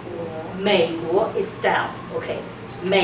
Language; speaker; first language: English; non-native, fluent; Chinese